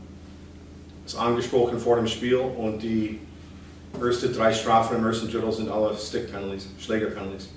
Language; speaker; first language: German; non-native, fluent; English